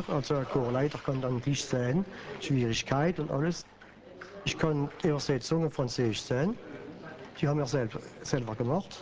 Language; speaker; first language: German; non-native, local second language; French